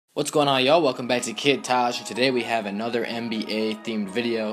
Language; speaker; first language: English; native; English